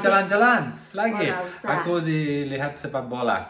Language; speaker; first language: Indonesian; non-native, learner; Catalan